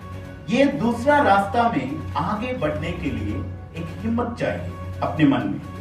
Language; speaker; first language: Hindi; non-native, fluent; Bangla